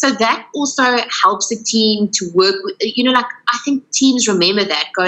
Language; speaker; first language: English; non-native, local second language; Afrikaans